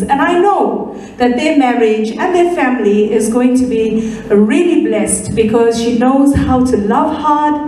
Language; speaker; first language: English; native; English